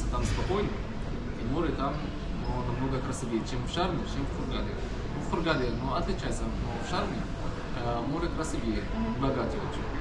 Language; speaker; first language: Russian; non-native, fluent; Arabic